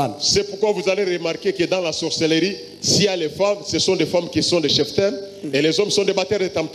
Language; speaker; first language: French; non-native, local second language; Lingala